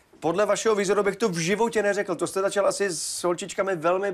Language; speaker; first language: Czech; native; Czech